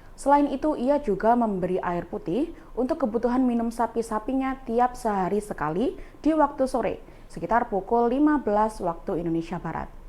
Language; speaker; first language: Indonesian; native; Indonesian